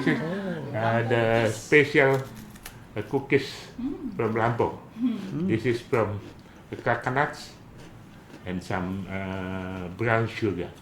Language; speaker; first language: English; non-native, learner; Indonesian